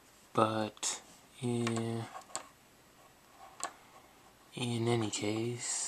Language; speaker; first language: English; native; English